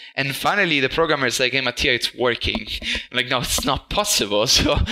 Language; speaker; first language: English; non-native, fluent; Italian